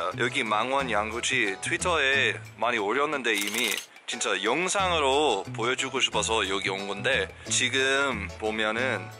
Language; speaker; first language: Korean; non-native, fluent; English